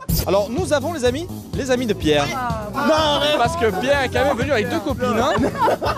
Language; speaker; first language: French; native; French